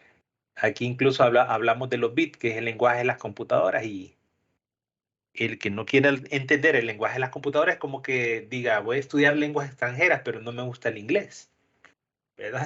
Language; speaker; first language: Spanish; native; Spanish